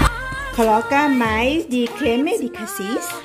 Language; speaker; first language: Portuguese; non-native, learner; Thai